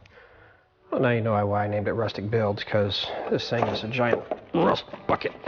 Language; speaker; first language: English; native; English